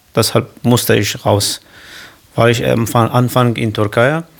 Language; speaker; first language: German; non-native, learner; Kurdish